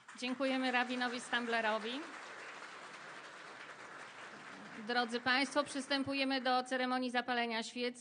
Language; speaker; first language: Polish; native; Polish